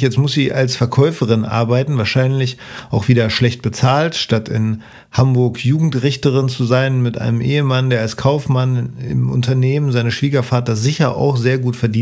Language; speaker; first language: German; native; German